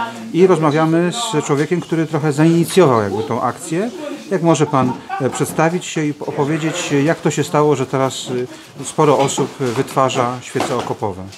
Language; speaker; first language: Polish; native; Polish